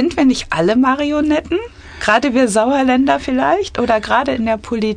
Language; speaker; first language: German; native; German